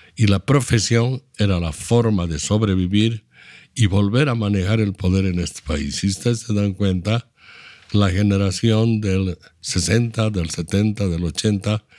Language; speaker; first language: Spanish; native; Spanish